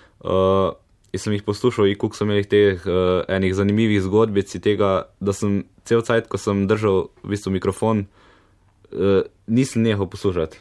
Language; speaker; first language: Slovenian; native; Slovenian